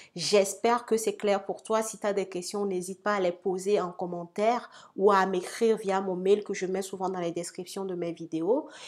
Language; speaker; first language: French; native; French